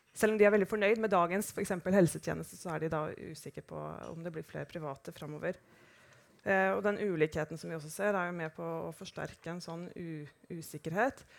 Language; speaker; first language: Norwegian; native; Norwegian